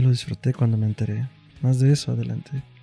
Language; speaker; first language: Spanish; native; Spanish